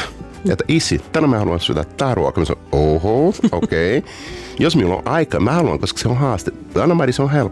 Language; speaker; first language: Finnish; non-native, fluent; Portuguese